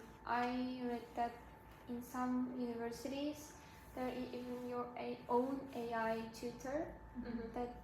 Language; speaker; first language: English; non-native, learner; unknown